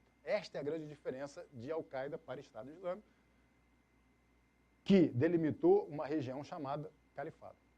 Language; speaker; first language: Portuguese; native; Portuguese